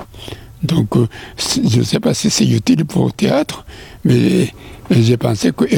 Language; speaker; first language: French; non-native, learner; Japanese